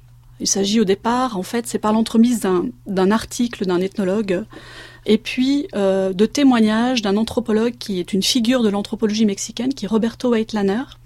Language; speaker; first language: French; native; French